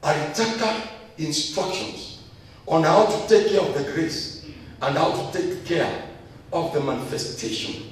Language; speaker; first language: English; non-native, local second language; Swahili